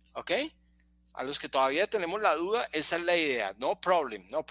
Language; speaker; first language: Spanish; native; Spanish